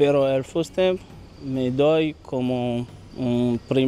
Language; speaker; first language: Spanish; non-native, learner; Haitian Creole